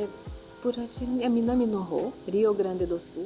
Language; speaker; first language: Japanese; non-native, learner; Portuguese